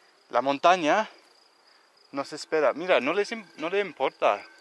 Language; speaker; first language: Spanish; non-native, fluent; English